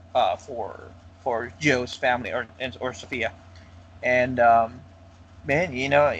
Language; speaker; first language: English; non-native, local second language; Filipino